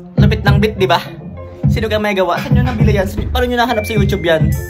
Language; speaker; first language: Filipino; non-native, local second language; Bikol